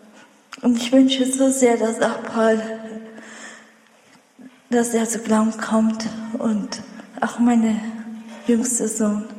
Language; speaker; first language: German; early bilingual, other home language; Russian